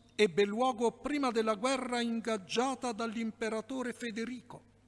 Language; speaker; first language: Italian; native; Italian